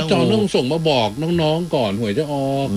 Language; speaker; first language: Thai; native; Thai